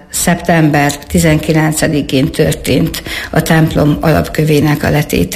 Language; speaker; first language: Hungarian; native; Hungarian